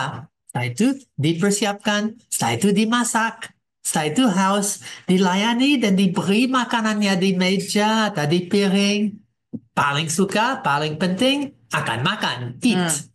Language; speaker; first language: Indonesian; non-native, fluent; English